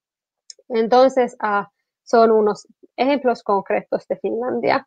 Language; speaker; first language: Spanish; non-native, fluent; Finnish